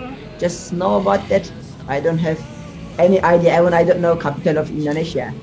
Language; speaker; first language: English; non-native, learner; Turkish